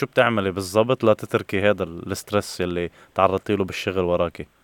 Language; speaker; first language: Arabic; native; Arabic